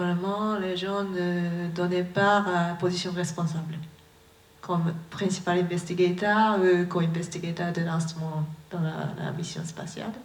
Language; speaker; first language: French; non-native, learner; Japanese